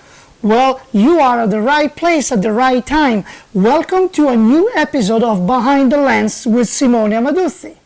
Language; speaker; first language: English; non-native, fluent; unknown